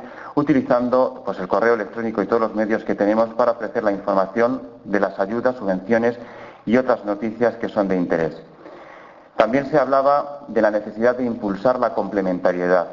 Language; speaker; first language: Spanish; native; Spanish